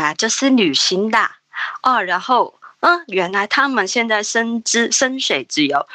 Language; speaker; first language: Chinese; non-native, local second language; Cantonese